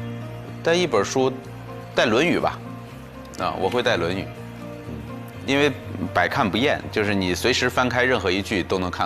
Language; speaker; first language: Chinese; native; Chinese